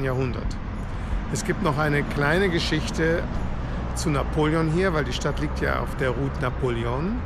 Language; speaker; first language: German; native; German